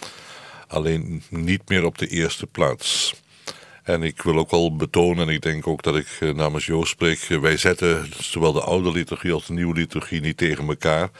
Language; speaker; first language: Dutch; native; Dutch